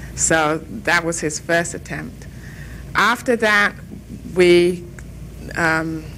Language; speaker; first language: English; native; English